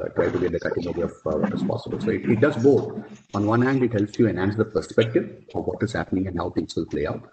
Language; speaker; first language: English; non-native, local second language; Tamil